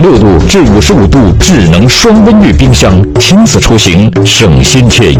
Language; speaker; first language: Chinese; native; Chinese